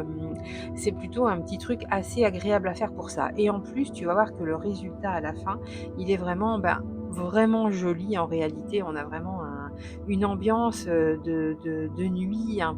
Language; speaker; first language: French; native; French